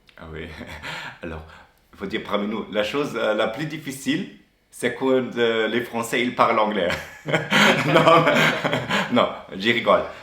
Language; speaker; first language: French; non-native, fluent; German